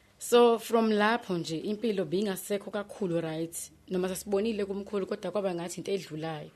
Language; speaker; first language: Zulu; native; Zulu